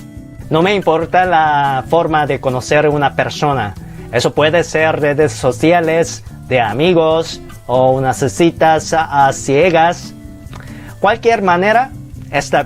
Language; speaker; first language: Spanish; non-native, fluent; Korean